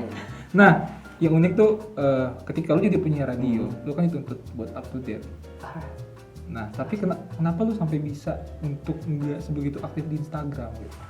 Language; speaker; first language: Indonesian; native; Indonesian